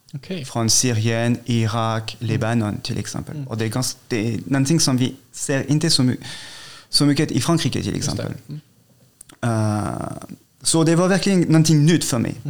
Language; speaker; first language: Swedish; non-native, fluent; French